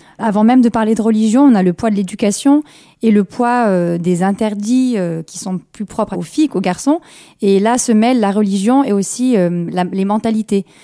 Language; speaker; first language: French; early bilingual, other home language; Kabyle